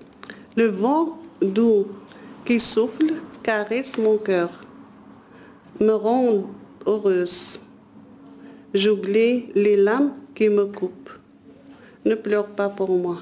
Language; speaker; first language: French; non-native, learner; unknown